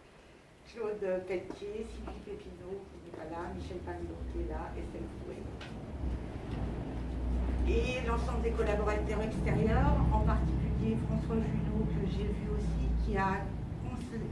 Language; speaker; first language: French; native; French